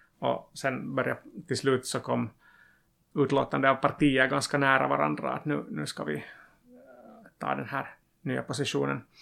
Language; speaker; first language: Swedish; non-native, local second language; Finnish